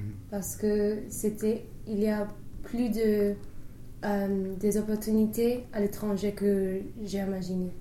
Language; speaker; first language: French; non-native, fluent; English